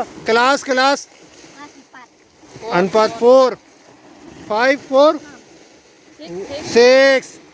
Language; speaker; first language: English; non-native, learner; Urdu